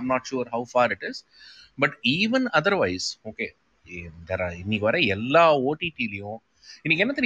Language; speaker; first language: Tamil; native; Tamil